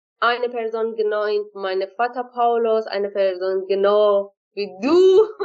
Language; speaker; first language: German; non-native, learner; Persian